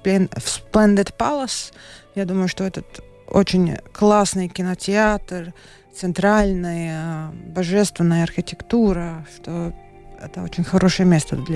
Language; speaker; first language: Russian; non-native, local second language; Latvian